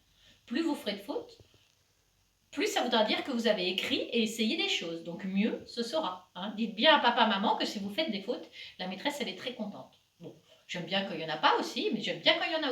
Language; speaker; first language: French; native; French